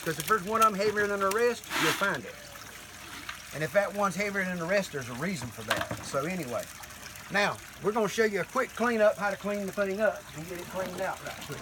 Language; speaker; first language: English; native; English